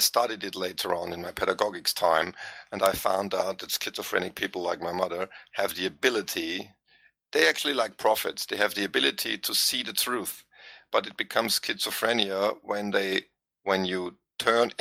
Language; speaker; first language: English; non-native, fluent; German